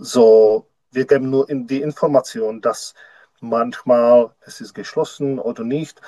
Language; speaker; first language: German; non-native, learner; Czech